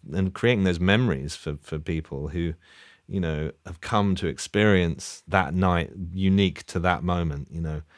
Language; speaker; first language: English; native; English